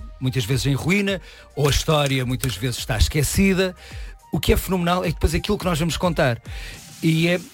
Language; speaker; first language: Portuguese; native; Portuguese